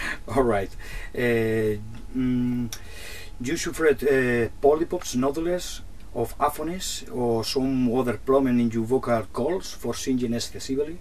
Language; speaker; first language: English; non-native, learner; Spanish